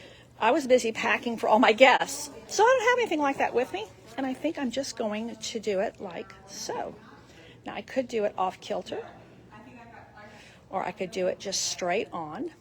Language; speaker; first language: English; native; English